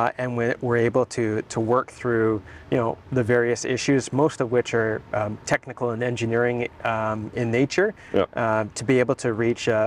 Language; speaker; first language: English; native; English